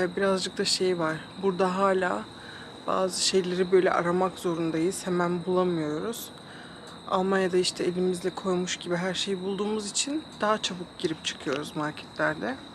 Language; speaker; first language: Turkish; early bilingual, heritage; Turkish